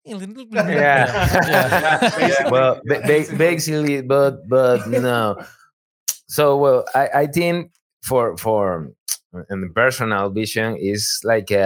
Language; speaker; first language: English; non-native, learner; Spanish